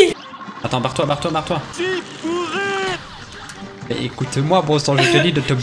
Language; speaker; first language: French; native; French